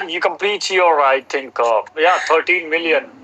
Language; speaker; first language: English; non-native, local second language; Hindi